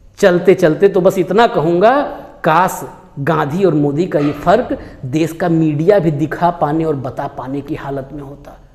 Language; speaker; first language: Hindi; native; Hindi